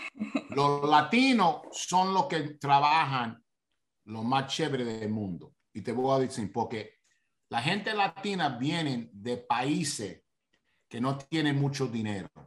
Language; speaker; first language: Spanish; early bilingual, heritage; Spanish